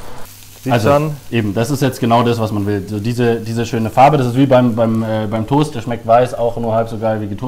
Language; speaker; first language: German; native; German